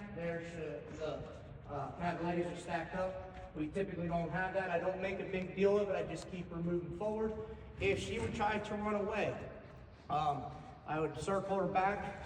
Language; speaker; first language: English; native; English